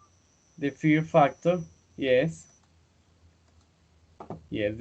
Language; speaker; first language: English; non-native, fluent; Spanish